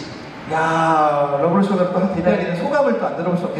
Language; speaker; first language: Korean; native; Korean